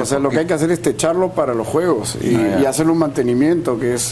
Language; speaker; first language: Spanish; native; Spanish